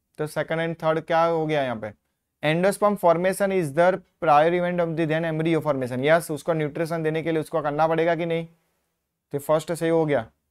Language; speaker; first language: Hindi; non-native, local second language; Gujarati